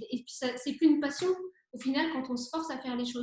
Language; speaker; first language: French; native; French